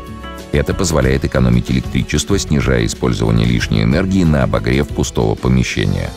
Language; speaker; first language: Russian; native; Russian